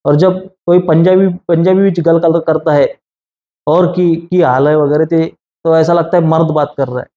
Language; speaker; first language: Hindi; non-native, local second language; Marathi